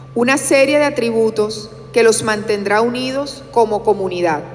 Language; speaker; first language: Spanish; native; Spanish